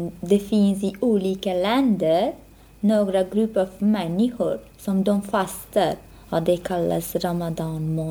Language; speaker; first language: Swedish; non-native, learner; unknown